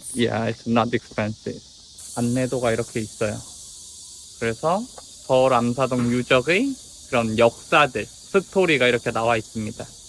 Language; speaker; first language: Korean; native; Korean